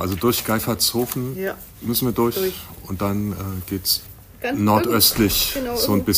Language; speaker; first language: German; native; German